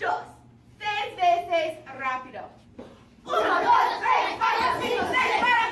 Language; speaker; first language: Spanish; non-native, fluent; English